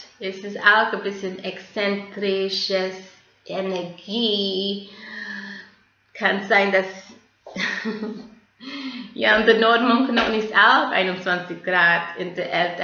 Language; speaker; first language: German; non-native, fluent; English